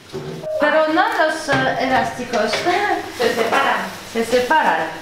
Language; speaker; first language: Spanish; non-native, learner; French